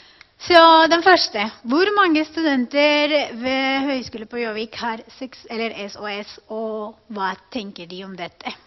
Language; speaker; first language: Norwegian; non-native, fluent; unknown